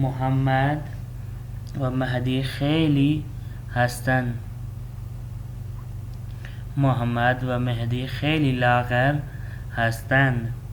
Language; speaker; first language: Persian; non-native, fluent; Urdu